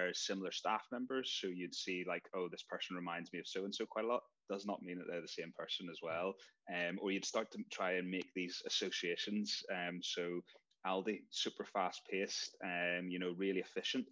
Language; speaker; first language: English; native; English